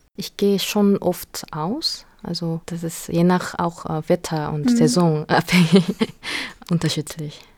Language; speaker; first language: German; non-native, fluent; Korean